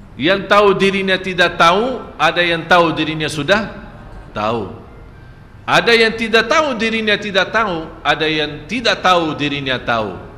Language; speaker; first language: Malay; non-native, fluent; Arabic